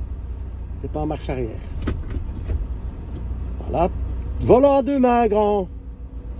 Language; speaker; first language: French; native; French